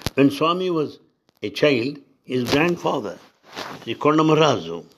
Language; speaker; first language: English; non-native, local second language; Telugu